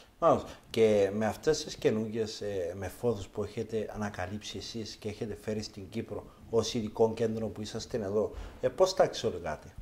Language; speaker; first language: Greek; early bilingual, heritage; Greek